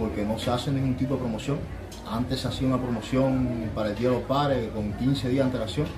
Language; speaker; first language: Spanish; native; Spanish